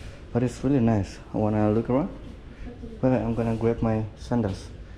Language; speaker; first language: English; non-native, learner; Indonesian